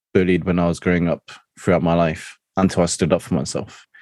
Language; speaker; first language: English; non-native, local second language; Cantonese